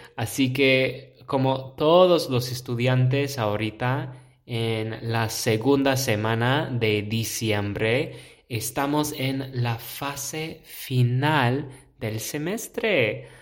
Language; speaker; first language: Spanish; non-native, fluent; English